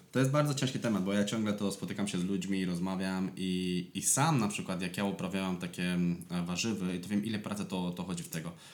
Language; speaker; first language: Polish; non-native, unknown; Romanian